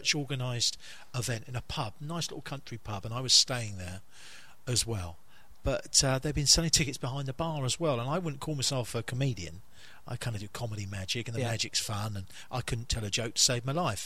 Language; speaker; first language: English; native; English